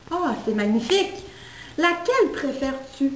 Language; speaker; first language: French; non-native, local second language; English